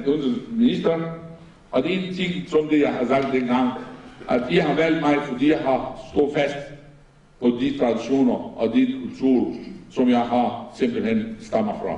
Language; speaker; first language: Danish; non-native, fluent; Arabic